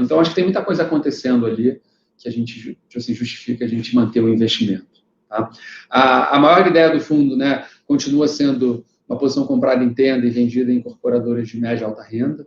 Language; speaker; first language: Portuguese; native; Portuguese